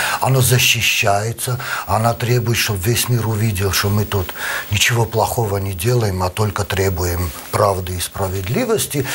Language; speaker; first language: Russian; non-native, local second language; Armenian